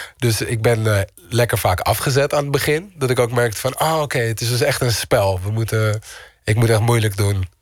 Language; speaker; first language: Dutch; early bilingual, other home language; Turkish